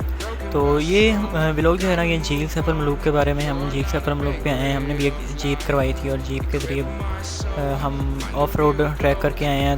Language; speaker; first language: Urdu; native; Urdu